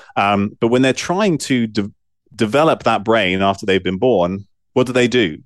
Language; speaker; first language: English; native; English